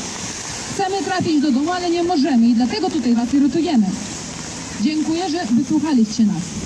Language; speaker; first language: Polish; non-native, fluent; Belarusian